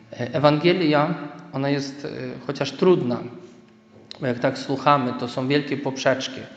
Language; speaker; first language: Polish; native; Polish